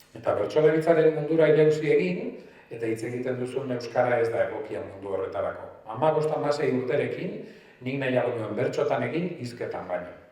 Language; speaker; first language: Basque; non-native, local second language; Spanish